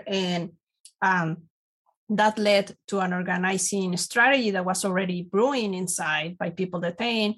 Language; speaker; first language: English; non-native, fluent; Spanish